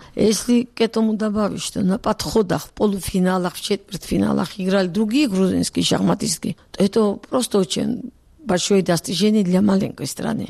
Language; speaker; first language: Russian; non-native, local second language; Georgian